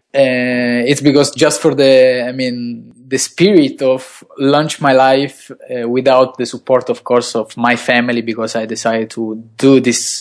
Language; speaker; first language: English; non-native, fluent; Italian